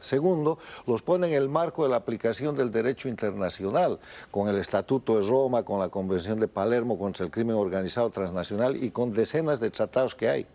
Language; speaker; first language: Spanish; native; Spanish